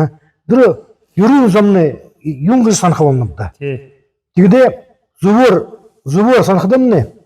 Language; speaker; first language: Mongolian; non-native, learner; Buriat